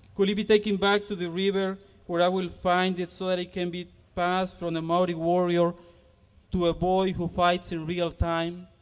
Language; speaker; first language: English; non-native, fluent; Spanish